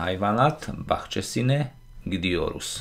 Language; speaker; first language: Turkish; non-native, fluent; Slovak